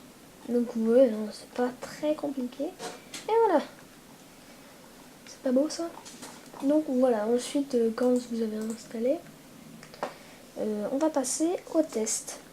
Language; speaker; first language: French; native; French